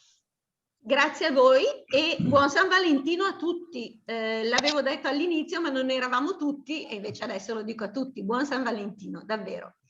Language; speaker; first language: Italian; native; Italian